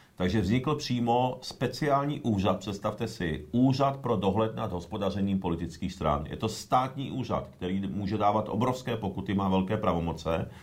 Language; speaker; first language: Czech; early bilingual, other home language; Japanese